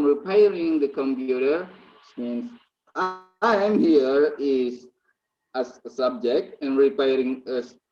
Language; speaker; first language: English; non-native, learner; Indonesian